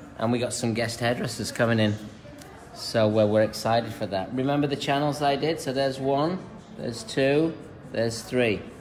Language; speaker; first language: English; native; English